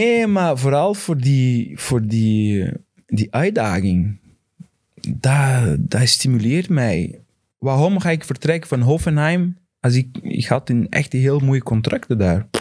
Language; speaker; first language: Dutch; non-native, fluent; Portuguese